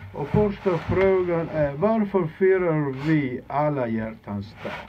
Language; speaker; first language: Swedish; non-native, fluent; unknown